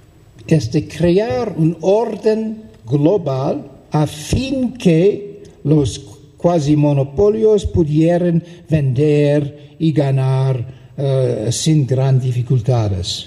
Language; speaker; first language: Spanish; non-native, fluent; English